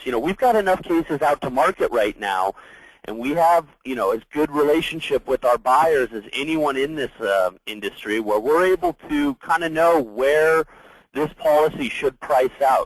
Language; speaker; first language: English; native; English